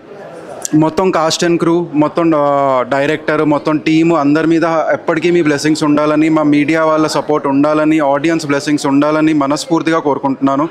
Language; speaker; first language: Telugu; native; Telugu